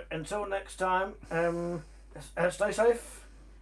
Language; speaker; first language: English; native; English